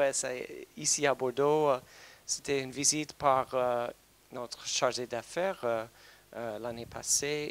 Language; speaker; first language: French; non-native, fluent; English